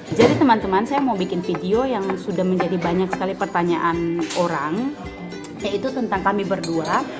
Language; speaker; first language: Indonesian; native; Indonesian